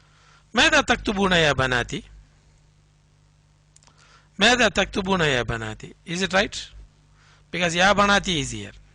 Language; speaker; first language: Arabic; non-native, fluent; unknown